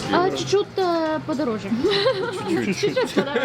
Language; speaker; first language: Russian; non-native, learner; Bulgarian